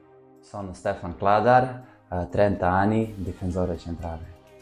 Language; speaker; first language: Italian; non-native, fluent; Serbian